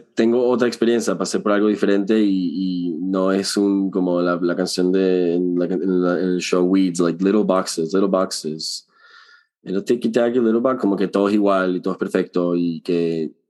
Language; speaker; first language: Spanish; early bilingual, heritage; Spanish